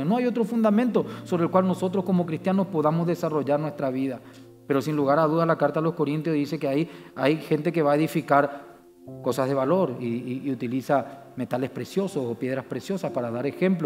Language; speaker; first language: Spanish; native; Spanish